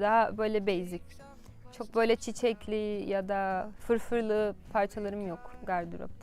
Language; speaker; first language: Turkish; non-native, fluent; Portuguese